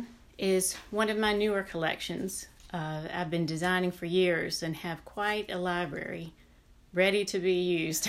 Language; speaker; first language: English; native; English